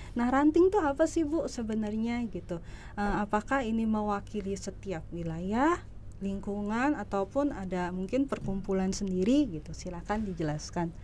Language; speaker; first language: Indonesian; native; Indonesian